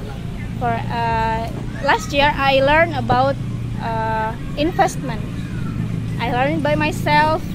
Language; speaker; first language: English; non-native, learner; Indonesian